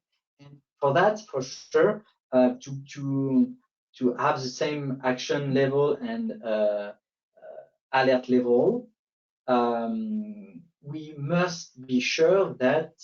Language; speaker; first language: English; non-native, fluent; French